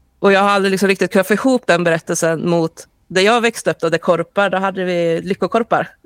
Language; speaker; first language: Swedish; early bilingual, other home language; Spanish